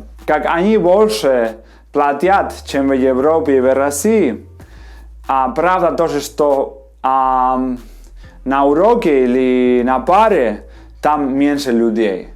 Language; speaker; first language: Russian; non-native, fluent; Spanish